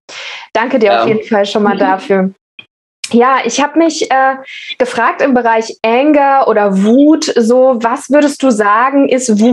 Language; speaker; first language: German; native; German